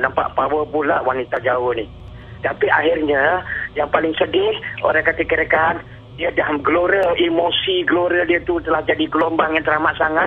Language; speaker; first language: Malay; native; Malay